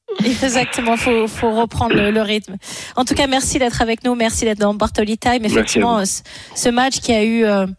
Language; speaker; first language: French; native; French